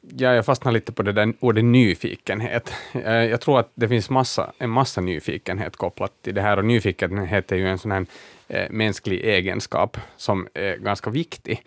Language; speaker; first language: Swedish; native; Swedish